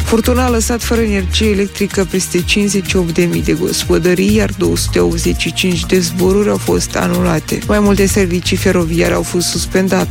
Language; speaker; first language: Romanian; native; Romanian